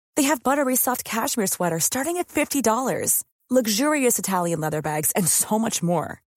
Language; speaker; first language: English; native; English